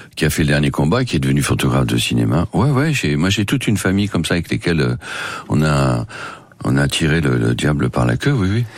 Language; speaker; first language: French; non-native, local second language; Spanish